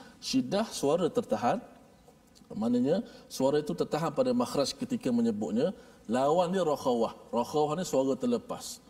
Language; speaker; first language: Malay; native; Malay